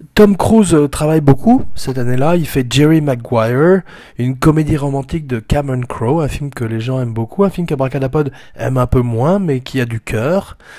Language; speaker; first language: French; native; French